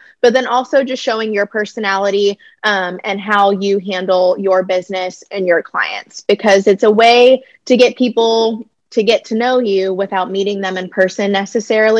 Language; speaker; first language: English; native; English